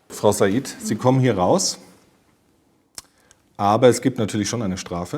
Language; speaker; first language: German; native; German